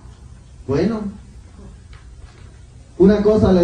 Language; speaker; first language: Spanish; native; Spanish